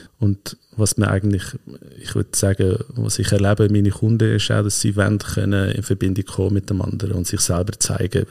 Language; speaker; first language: German; early bilingual, heritage; German